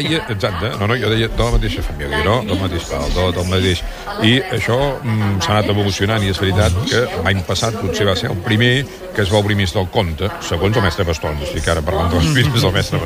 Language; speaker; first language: Catalan; native; Catalan